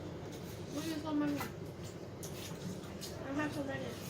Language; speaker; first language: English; non-native, learner; Vietnamese